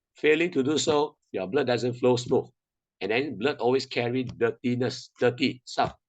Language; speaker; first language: English; non-native, local second language; Chinese